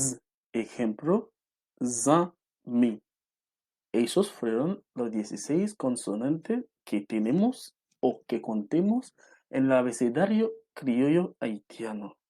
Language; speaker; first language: Spanish; non-native, local second language; Haitian Creole